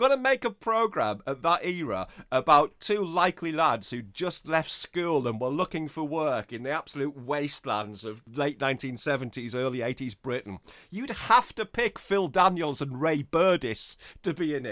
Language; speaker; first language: English; native; English